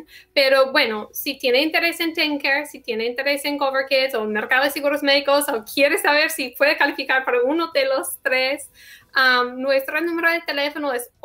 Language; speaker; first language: Spanish; non-native, fluent; English